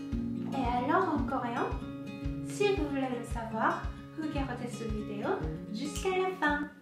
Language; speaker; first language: French; non-native, fluent; Korean